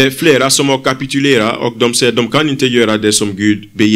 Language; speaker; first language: Swedish; non-native, fluent; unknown